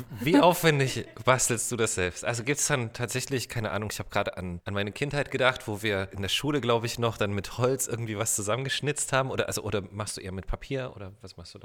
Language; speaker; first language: German; native; German